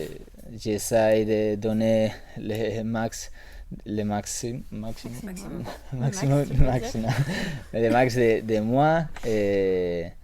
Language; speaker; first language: French; non-native, learner; Spanish